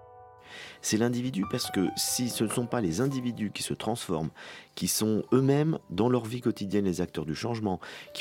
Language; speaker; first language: French; native; French